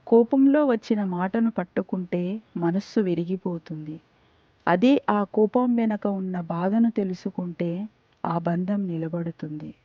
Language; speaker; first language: Telugu; native; Telugu